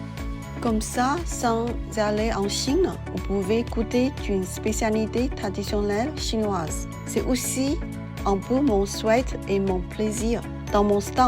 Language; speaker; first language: French; non-native, fluent; Chinese